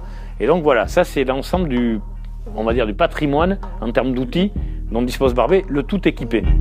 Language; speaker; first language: French; native; French